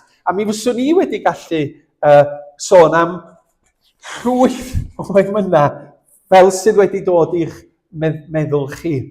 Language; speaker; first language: Welsh; native; Welsh